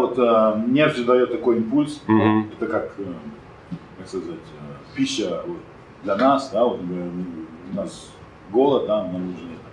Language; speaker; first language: Russian; non-native, fluent; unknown